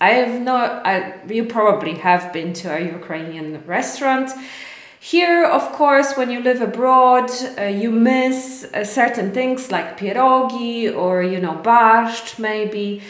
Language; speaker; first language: English; non-native, fluent; Polish